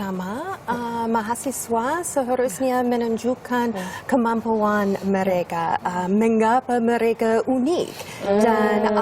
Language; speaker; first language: Indonesian; non-native, fluent; English